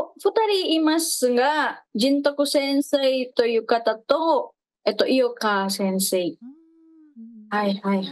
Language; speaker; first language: Japanese; non-native, fluent; Indonesian